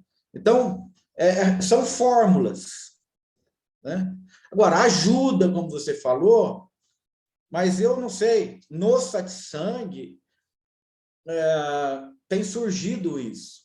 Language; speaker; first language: Portuguese; native; Portuguese